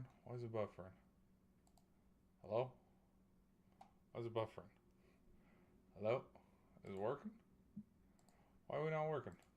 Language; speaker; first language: English; native; English